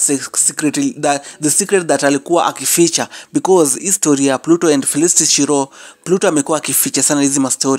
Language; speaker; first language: Swahili; non-native, local second language; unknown